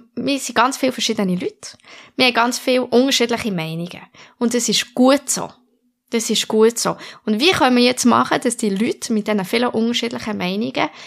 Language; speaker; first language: German; non-native, local second language; French